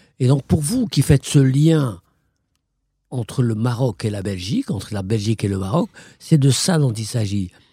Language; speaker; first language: French; non-native, local second language; Arabic